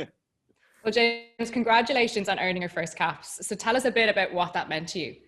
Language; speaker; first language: English; native; English